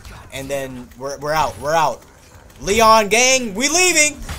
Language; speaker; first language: English; native; English